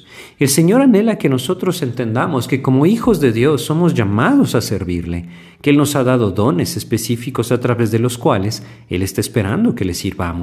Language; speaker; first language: Spanish; native; Spanish